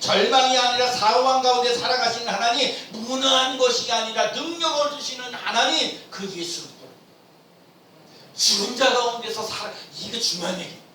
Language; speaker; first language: Korean; native; Korean